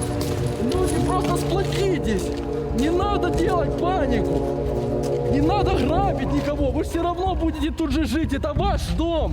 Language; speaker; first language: Russian; native; Russian